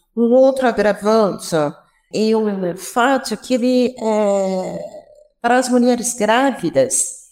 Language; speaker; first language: Portuguese; non-native, fluent; French